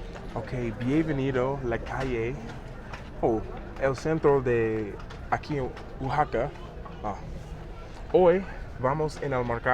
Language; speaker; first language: Spanish; non-native, learner; English